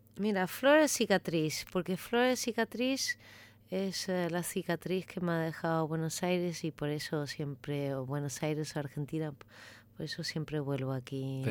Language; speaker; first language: Spanish; non-native, fluent; Dutch